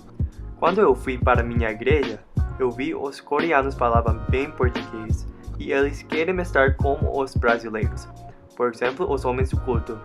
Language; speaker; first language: Portuguese; non-native, learner; English